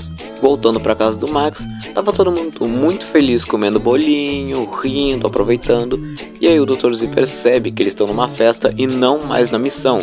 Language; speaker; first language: Portuguese; native; Portuguese